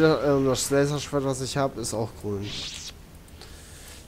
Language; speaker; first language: German; native; German